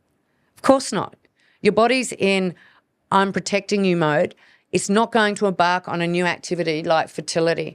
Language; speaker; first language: English; native; English